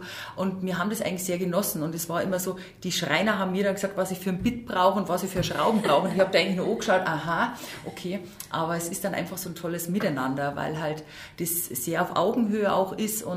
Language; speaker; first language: German; native; German